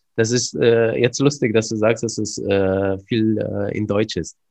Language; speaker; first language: German; early bilingual, other home language; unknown